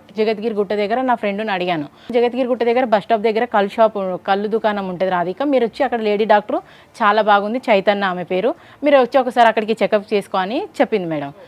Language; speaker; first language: Telugu; native; Telugu